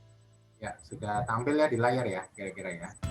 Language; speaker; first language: Indonesian; native; Indonesian